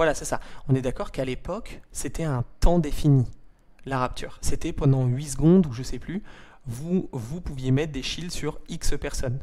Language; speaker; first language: French; native; French